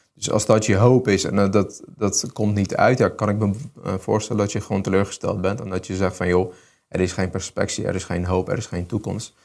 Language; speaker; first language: Dutch; early bilingual, other home language; Armenian